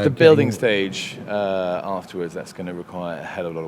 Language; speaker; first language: English; native; English